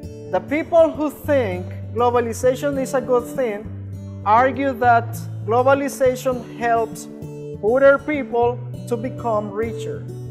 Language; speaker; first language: English; non-native, fluent; Spanish